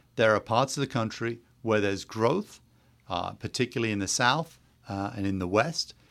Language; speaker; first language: English; native; English